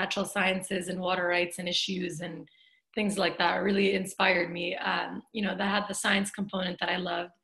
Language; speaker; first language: English; native; English